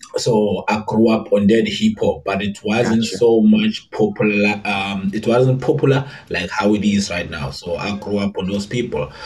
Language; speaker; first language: English; non-native, local second language; Zulu